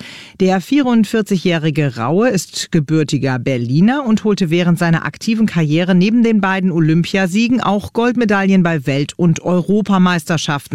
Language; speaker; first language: German; native; German